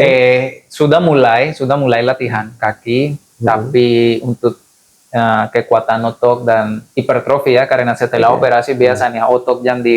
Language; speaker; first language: Indonesian; non-native, fluent; Spanish